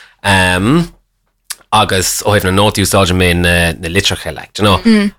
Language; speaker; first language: Irish; non-native, local second language; English